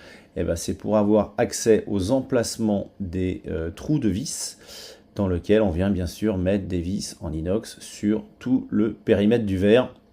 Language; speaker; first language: French; native; French